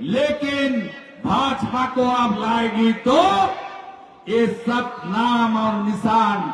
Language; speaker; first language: Hindi; non-native, local second language; Bangla